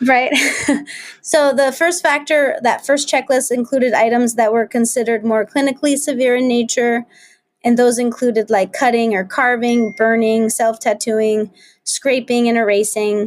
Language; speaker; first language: English; native; English